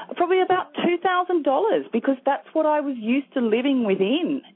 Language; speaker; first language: English; native; English